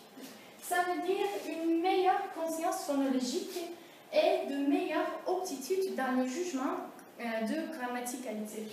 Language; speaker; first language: French; non-native, fluent; Turkish